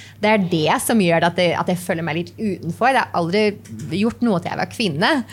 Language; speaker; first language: Norwegian; non-native, fluent; English